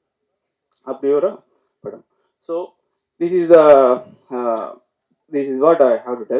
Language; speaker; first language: Tamil; non-native, learner; Telugu